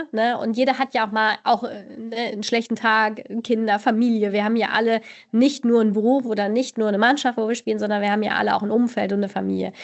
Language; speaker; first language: German; native; German